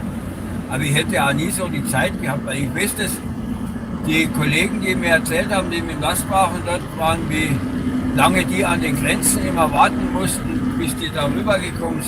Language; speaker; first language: German; native; German